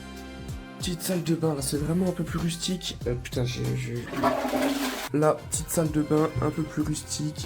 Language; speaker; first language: French; native; French